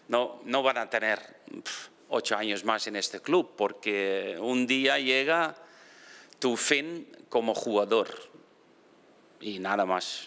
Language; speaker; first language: Spanish; non-native, fluent; Dutch